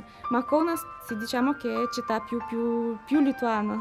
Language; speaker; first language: Italian; non-native, learner; Lithuanian